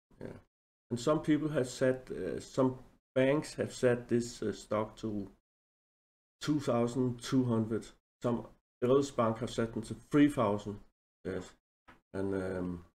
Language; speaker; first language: English; non-native, learner; Danish